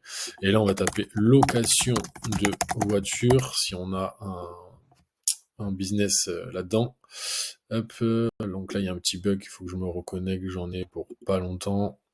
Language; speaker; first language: French; native; French